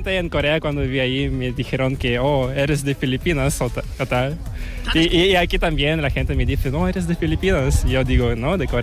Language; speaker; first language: Spanish; non-native, fluent; Korean